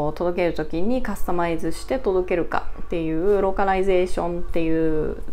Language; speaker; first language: Japanese; native; Japanese